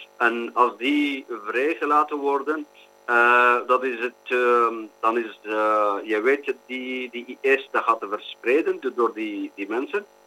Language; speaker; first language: Dutch; non-native, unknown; Kurdish